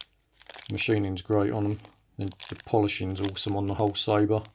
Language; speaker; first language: English; native; English